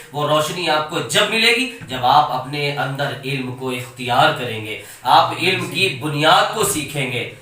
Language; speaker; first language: Urdu; native; Urdu